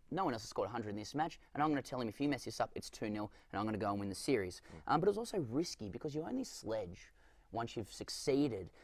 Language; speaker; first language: English; native; English